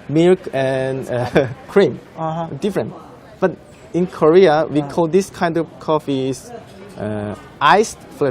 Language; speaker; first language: English; non-native, fluent; Korean